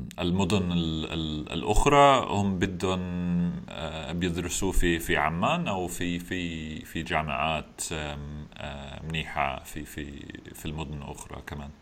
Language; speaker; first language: Arabic; non-native, learner; English